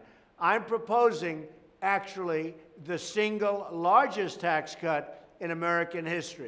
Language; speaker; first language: English; native; English